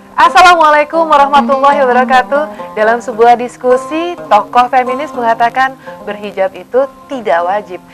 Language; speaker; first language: Indonesian; native; Indonesian